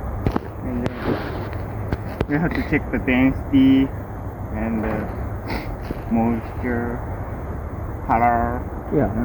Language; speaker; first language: English; non-native, fluent; Japanese